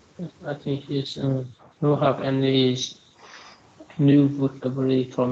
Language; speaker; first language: English; non-native, learner; Vietnamese